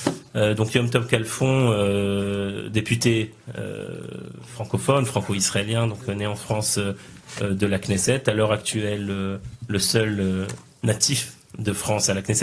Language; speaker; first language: French; native; French